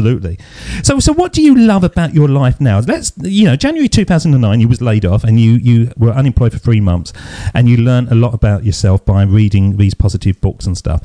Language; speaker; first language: English; native; English